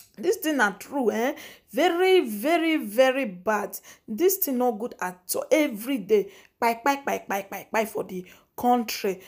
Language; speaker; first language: Nigerian Pidgin; non-native, local second language; Igbo